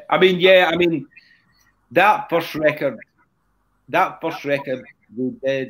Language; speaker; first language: English; native; English